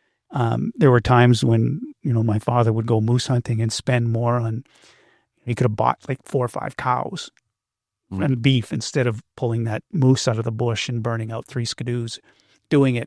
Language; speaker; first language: English; native; English